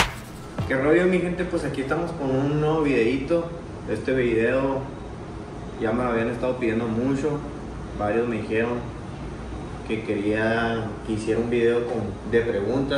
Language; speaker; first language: Spanish; native; Spanish